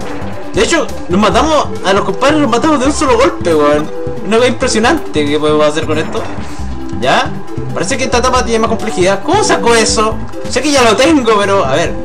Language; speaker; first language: Spanish; native; Spanish